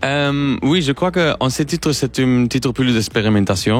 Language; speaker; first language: French; non-native, learner; Spanish